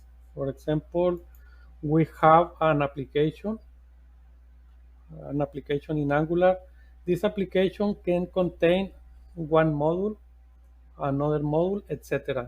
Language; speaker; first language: English; non-native, learner; Spanish